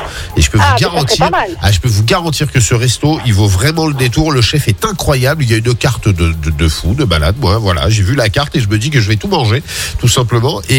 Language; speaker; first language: French; native; French